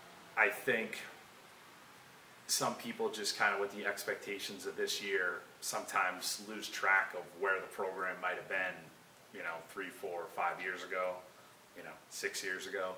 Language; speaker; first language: English; native; English